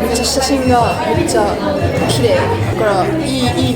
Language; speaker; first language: Japanese; non-native, learner; French